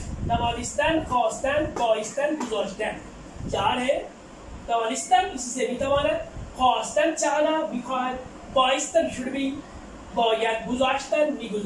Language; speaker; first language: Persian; non-native, fluent; Urdu